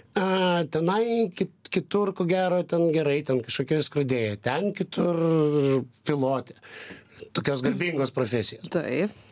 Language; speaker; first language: Lithuanian; native; Lithuanian